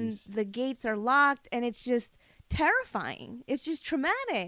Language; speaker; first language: English; early bilingual, other home language; Korean